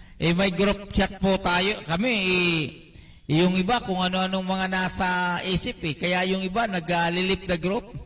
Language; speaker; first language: Filipino; non-native, local second language; Bikol